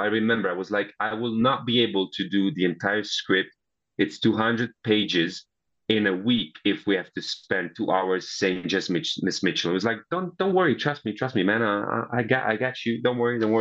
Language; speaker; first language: English; non-native, fluent; Italian